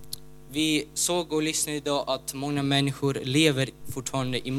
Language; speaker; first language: Swedish; non-native, learner; Ukrainian